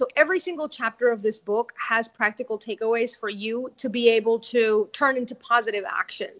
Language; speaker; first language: English; non-native, fluent; Spanish